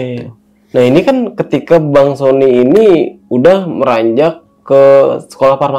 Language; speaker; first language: Indonesian; native; Indonesian